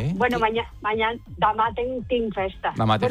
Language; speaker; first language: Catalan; non-native, local second language; Spanish